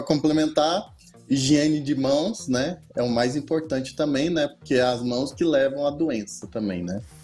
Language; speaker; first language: Portuguese; native; Portuguese